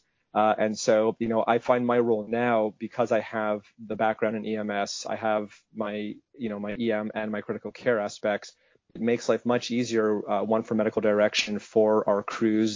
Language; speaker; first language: English; native; English